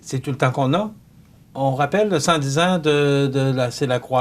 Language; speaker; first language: French; native; French